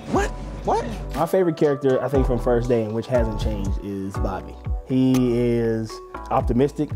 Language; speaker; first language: English; native; English